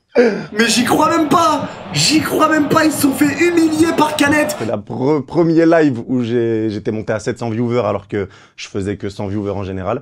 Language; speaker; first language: French; non-native, local second language; Kabyle